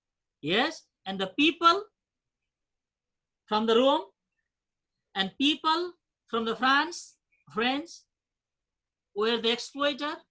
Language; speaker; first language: English; non-native, fluent; Nepali